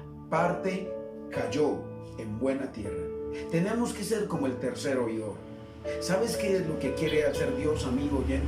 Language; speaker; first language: Spanish; native; Spanish